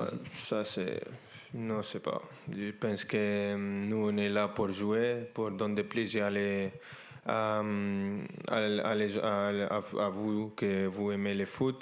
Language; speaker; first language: French; non-native, fluent; Spanish